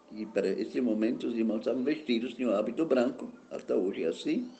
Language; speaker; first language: Portuguese; non-native, fluent; German